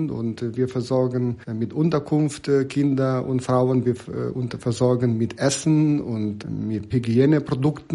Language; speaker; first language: German; non-native, fluent; Ukrainian